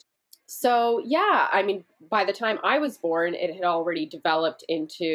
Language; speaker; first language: English; native; English